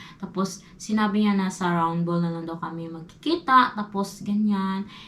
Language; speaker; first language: Filipino; non-native, local second language; Cebuano